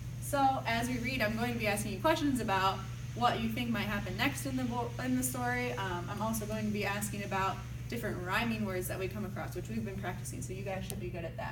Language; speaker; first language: English; native; English